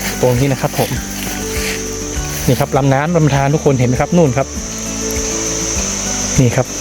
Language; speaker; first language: Thai; native; Thai